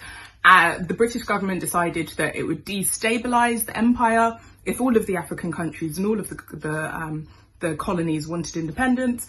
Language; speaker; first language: English; native; English